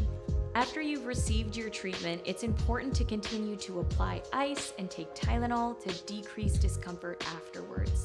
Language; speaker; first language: English; native; English